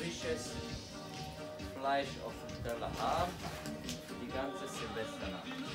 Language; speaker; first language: German; non-native, learner; Bosnian